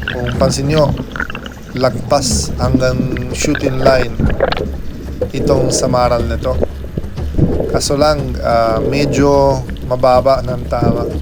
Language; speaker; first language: Filipino; non-native, fluent; Italian